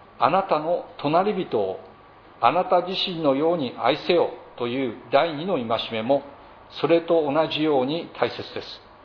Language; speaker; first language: Japanese; native; Japanese